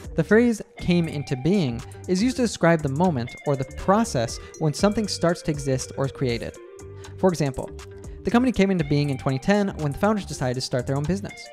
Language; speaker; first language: English; native; English